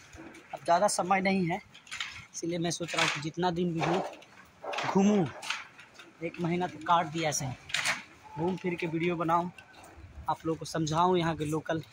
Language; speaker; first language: Hindi; non-native, local second language; Bhojpuri